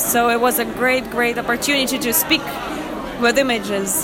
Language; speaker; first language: English; non-native, fluent; Russian